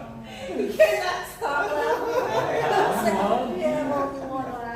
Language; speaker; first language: English; non-native, learner; Korean